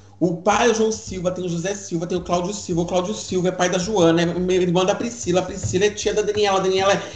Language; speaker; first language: Portuguese; native; Portuguese